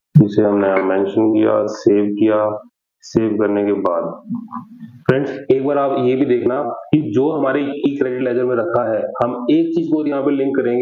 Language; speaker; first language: Hindi; native; Hindi